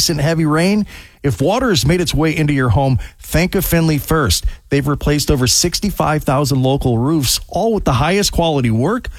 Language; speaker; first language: English; native; English